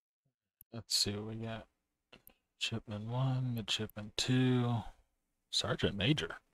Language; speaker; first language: English; native; English